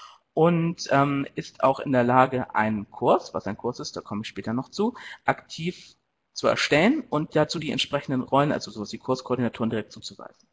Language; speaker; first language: German; native; German